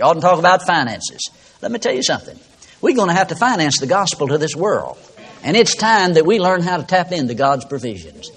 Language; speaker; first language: English; native; English